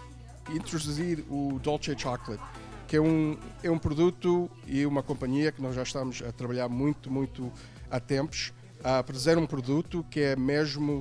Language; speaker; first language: Portuguese; early bilingual, heritage; Portuguese